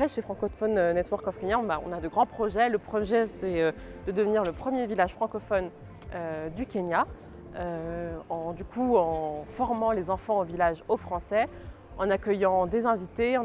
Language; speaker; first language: French; native; French